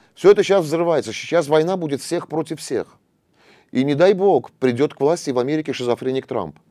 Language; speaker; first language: Russian; non-native, local second language; Armenian